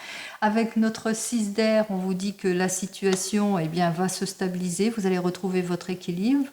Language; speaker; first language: French; native; French